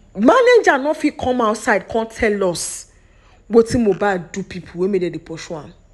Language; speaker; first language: Nigerian Pidgin; non-native, local second language; Yoruba